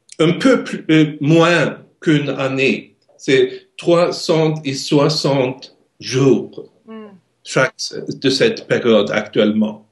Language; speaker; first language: French; non-native, learner; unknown